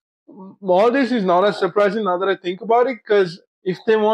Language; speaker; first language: English; non-native, local second language; Sinhala